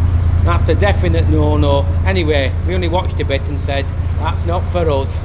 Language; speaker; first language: English; native; English